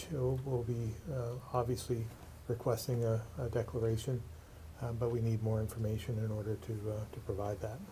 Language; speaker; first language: English; native; English